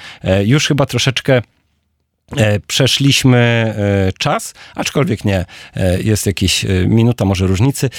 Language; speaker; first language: Polish; native; Polish